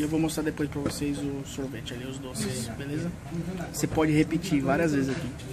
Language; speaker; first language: Portuguese; native; Portuguese